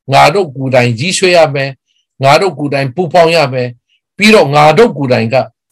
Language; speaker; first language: Burmese; non-native, local second language; Kachin